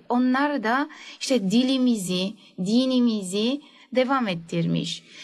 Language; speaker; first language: Turkish; native; Turkish